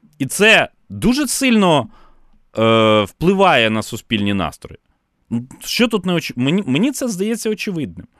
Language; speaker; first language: Ukrainian; non-native, local second language; Russian